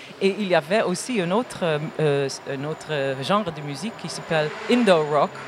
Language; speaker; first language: French; non-native, fluent; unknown